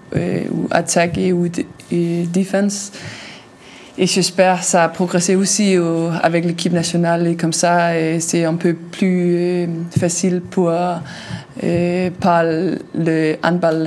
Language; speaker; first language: French; non-native, learner; Danish